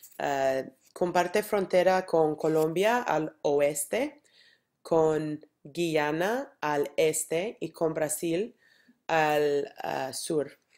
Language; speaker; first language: Spanish; non-native, learner; English